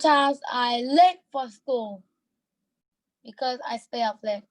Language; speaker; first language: English; non-native, learner; Vietnamese